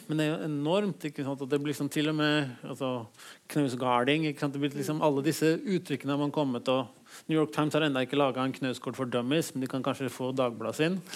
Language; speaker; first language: Norwegian; native; Norwegian